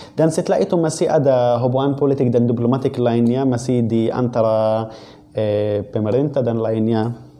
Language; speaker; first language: Indonesian; non-native, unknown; Arabic